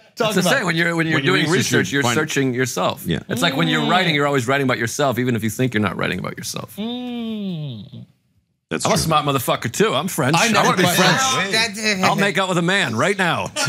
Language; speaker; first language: English; native; English